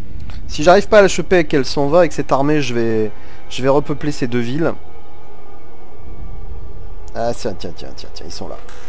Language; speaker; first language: French; native; French